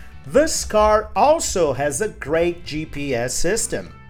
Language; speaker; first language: English; non-native, fluent; Portuguese